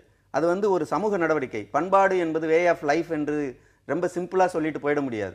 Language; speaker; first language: Tamil; native; Tamil